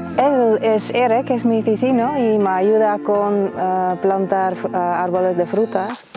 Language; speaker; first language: Spanish; non-native, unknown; Dutch